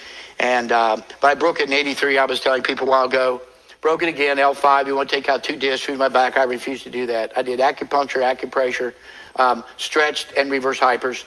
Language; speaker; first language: English; native; English